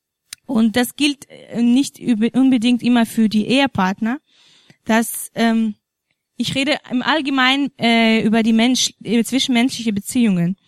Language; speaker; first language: German; non-native, fluent; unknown